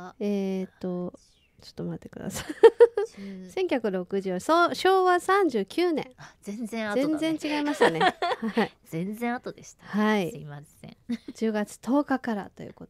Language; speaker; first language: Japanese; native; Japanese